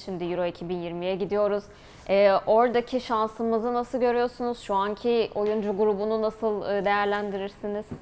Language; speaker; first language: Turkish; native; Turkish